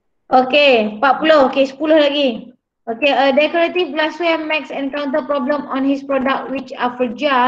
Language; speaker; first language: English; non-native, local second language; Malay